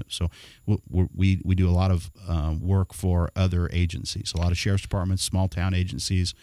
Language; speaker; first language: English; native; English